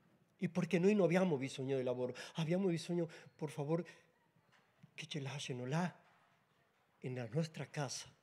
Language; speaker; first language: Italian; non-native, learner; Spanish